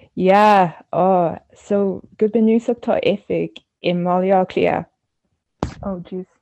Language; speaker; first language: Irish; non-native, local second language; English